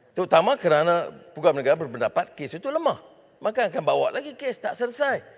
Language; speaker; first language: Malay; native; Malay